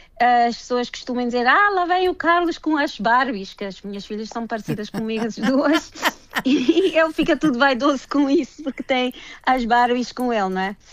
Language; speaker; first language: Portuguese; early bilingual, heritage; Portuguese